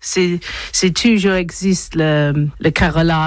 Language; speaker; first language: French; non-native, learner; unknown